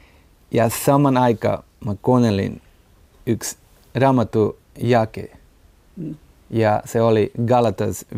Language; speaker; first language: Finnish; non-native, learner; Portuguese